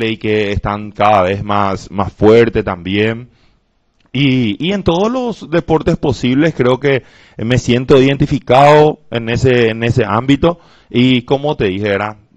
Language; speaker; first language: Spanish; native; Spanish